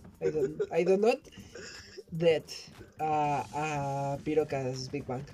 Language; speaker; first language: English; non-native, learner; Spanish